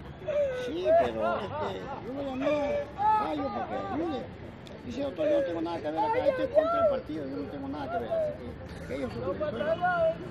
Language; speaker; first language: Spanish; native; Spanish